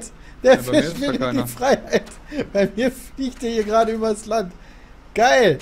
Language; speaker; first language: German; native; German